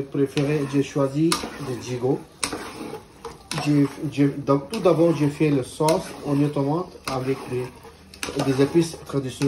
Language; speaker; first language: French; non-native, learner; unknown